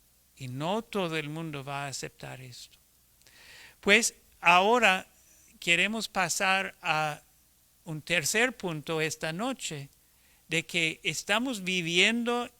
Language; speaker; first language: Spanish; non-native, fluent; English